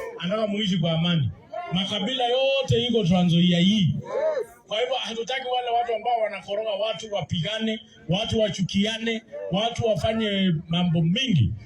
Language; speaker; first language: Swahili; non-native, local second language; Kalenjin